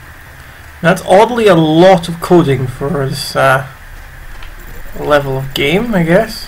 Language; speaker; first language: English; native; English